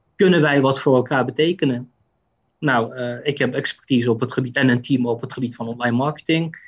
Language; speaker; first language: Dutch; early bilingual, other home language; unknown